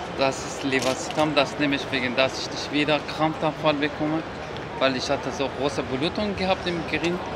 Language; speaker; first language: German; non-native, learner; Persian